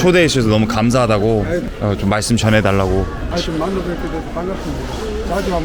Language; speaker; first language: Korean; native; Korean